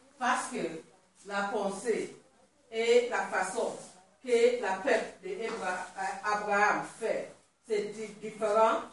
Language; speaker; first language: French; non-native, learner; Swahili